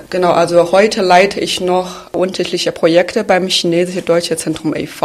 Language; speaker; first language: German; non-native, fluent; Chinese